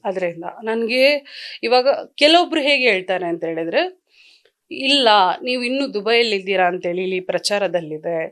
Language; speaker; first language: Kannada; non-native, local second language; Tulu